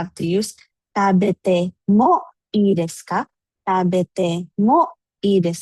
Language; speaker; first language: Japanese; non-native, fluent; Filipino